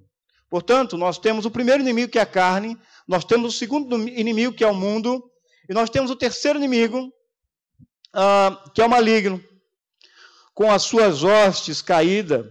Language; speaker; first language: Portuguese; native; Portuguese